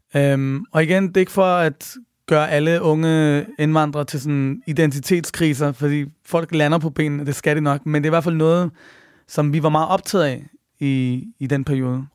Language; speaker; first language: Danish; early bilingual, other home language; Persian